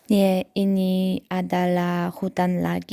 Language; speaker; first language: Indonesian; non-native, fluent; Polish